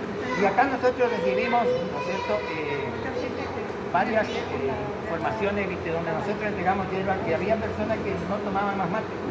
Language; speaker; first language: Spanish; native; Spanish